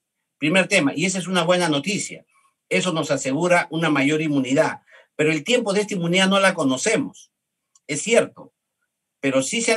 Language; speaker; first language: Spanish; native; Spanish